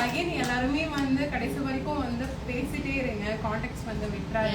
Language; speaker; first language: Tamil; native; Tamil